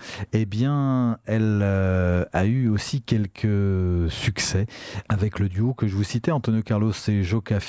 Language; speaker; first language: French; native; French